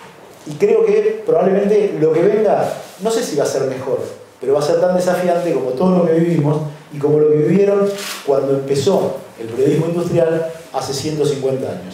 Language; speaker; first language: Spanish; native; Spanish